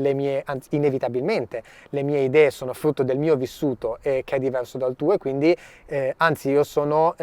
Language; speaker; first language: Italian; native; Italian